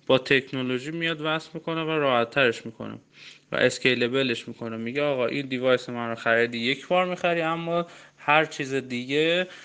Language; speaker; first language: Persian; non-native, local second language; Armenian